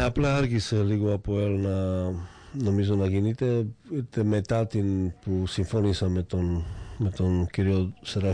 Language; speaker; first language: Greek; non-native, fluent; Slovak